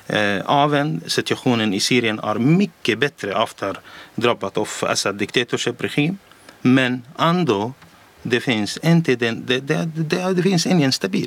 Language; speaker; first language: Swedish; non-native, learner; Arabic